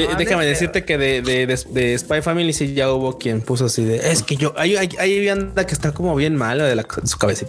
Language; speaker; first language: Spanish; native; Spanish